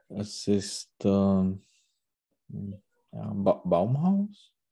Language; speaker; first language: German; non-native, learner; Czech